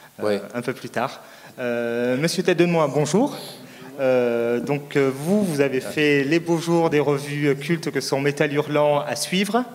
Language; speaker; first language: French; native; French